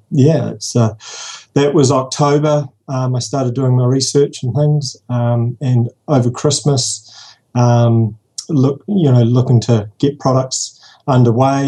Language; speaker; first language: English; native; English